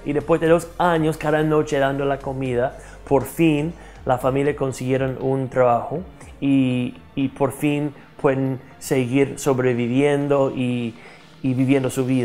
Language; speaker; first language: Spanish; non-native, fluent; English